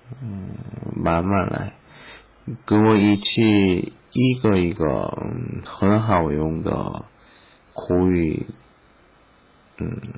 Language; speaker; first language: Chinese; non-native, learner; Korean